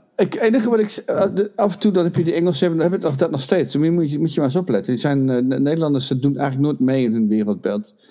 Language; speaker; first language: Dutch; native; Dutch